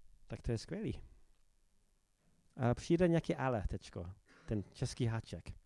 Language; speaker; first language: Czech; non-native, fluent; English